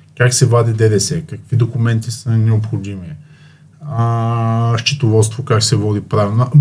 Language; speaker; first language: Bulgarian; native; Bulgarian